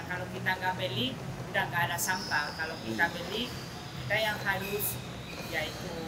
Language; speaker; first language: Indonesian; non-native, fluent; Spanish